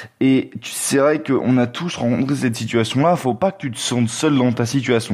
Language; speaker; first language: French; native; French